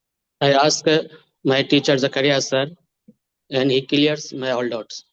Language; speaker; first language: English; non-native, learner; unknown